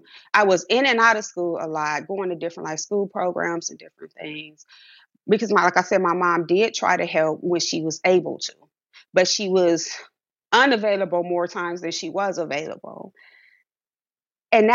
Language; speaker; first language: English; native; English